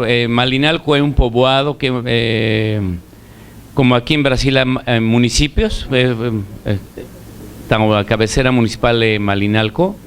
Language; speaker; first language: Portuguese; non-native, learner; Spanish